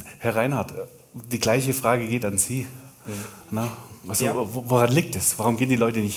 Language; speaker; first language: German; native; German